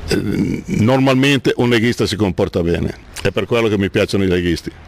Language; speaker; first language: Italian; native; Italian